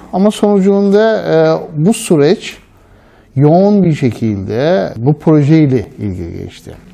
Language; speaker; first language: Turkish; non-native, fluent; Persian